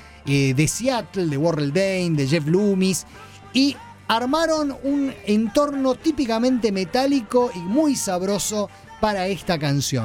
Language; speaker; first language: Spanish; native; Spanish